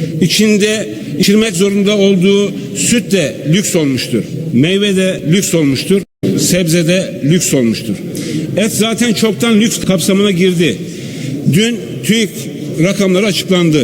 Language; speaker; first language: Turkish; native; Turkish